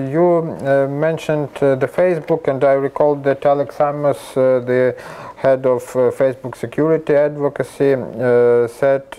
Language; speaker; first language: English; non-native, fluent; Ukrainian